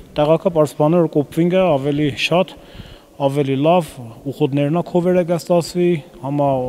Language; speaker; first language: Armenian; native; Armenian